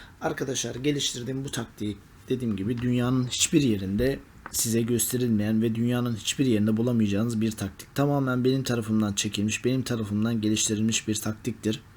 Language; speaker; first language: Turkish; native; Turkish